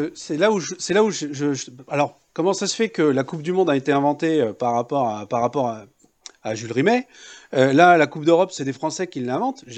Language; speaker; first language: French; native; French